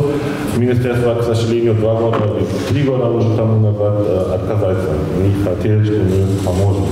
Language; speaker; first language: Russian; non-native, fluent; German